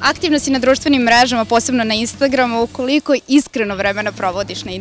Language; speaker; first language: Serbian; native; Serbian